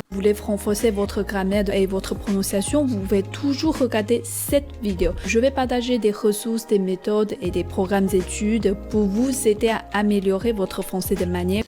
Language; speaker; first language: French; non-native, fluent; Chinese